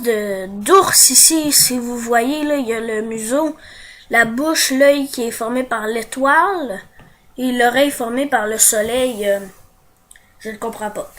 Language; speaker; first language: French; native; French